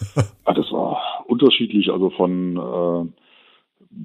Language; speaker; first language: German; native; German